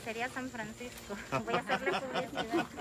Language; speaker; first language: Spanish; native; Spanish